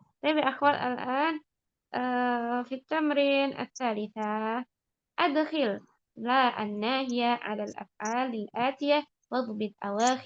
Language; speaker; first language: Arabic; non-native, fluent; Indonesian